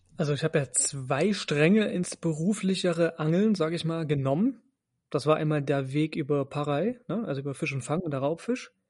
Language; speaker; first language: German; native; German